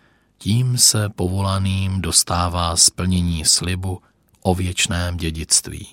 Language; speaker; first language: Czech; native; Czech